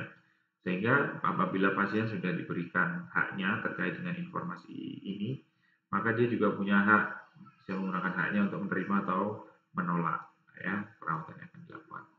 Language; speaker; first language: Indonesian; native; Indonesian